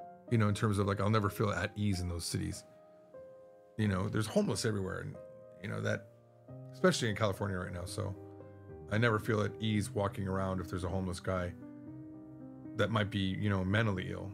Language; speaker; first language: English; native; English